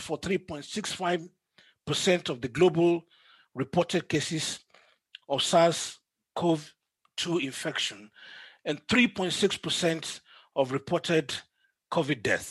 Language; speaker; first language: English; non-native, local second language; Yoruba